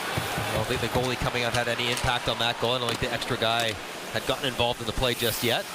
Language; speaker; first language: English; native; English